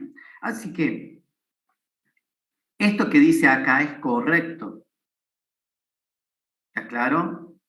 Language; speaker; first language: Spanish; native; Spanish